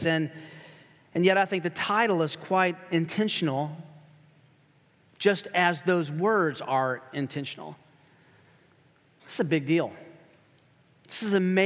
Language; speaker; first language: English; native; English